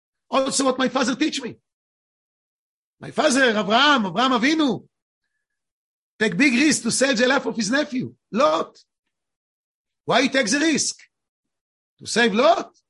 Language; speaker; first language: English; non-native, fluent; Hebrew